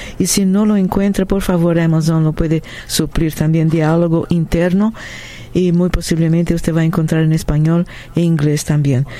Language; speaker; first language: Spanish; non-native, fluent; Portuguese